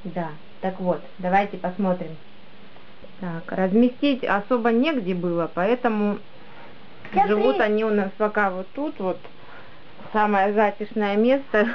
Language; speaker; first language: Russian; native; Russian